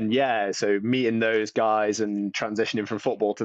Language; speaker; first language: English; native; English